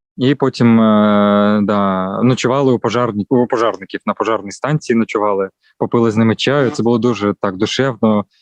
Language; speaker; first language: Ukrainian; non-native, local second language; Russian